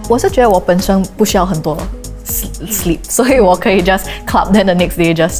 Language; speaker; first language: Chinese; non-native, local second language; English